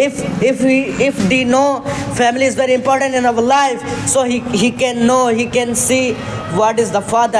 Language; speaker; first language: English; non-native, learner; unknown